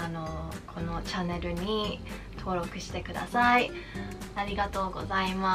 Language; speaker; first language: Japanese; early bilingual, heritage; Japanese